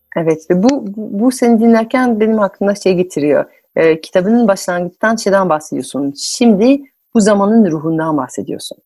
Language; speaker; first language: Turkish; non-native, fluent; French